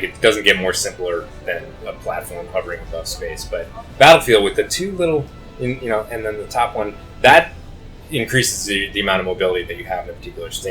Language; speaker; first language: English; native; English